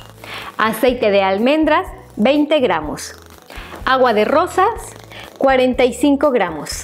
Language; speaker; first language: Spanish; native; Spanish